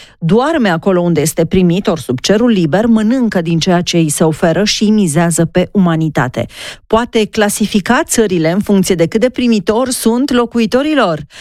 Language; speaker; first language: Romanian; native; Romanian